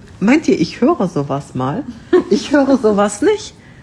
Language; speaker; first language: German; native; German